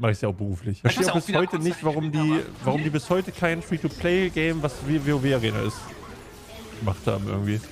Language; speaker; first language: German; native; German